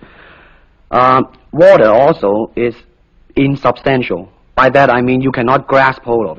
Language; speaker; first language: English; non-native, local second language; Cantonese